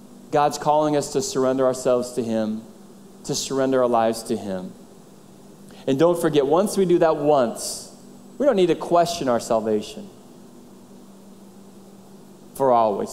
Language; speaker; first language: English; native; English